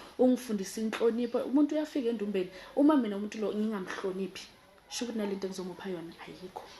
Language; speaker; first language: Zulu; native; Zulu